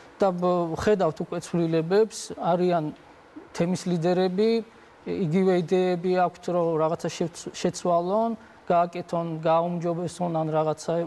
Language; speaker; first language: Georgian; non-native, local second language; Azerbaijani